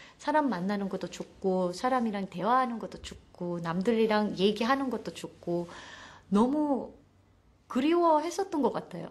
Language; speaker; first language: Korean; non-native, fluent; Filipino